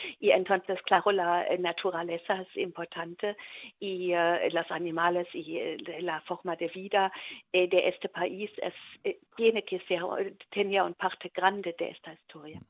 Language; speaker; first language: Spanish; non-native, learner; German